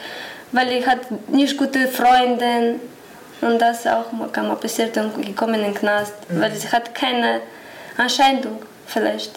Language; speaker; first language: German; non-native, learner; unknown